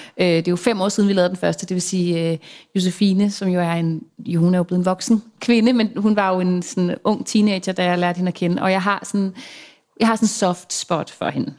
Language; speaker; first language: Danish; native; Danish